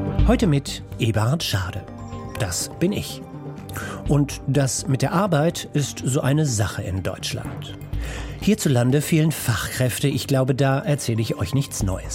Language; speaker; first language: German; native; German